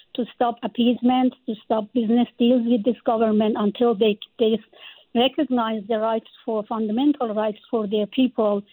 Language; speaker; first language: English; non-native, fluent; Persian